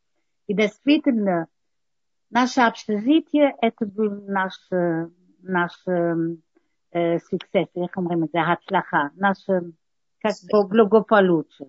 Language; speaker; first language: Russian; early bilingual, heritage; Russian